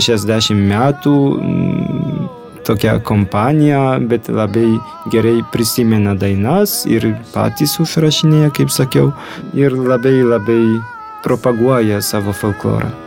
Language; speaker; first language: Lithuanian; non-native, fluent; Polish